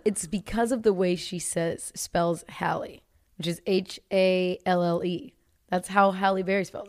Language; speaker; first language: English; native; English